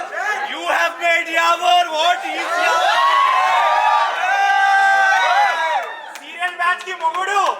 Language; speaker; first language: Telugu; non-native, learner; Hindi